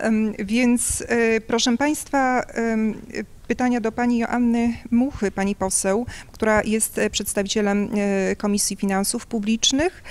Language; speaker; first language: Polish; native; Polish